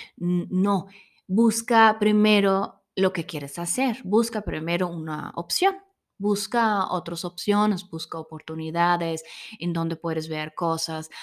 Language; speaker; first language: Spanish; non-native, learner; German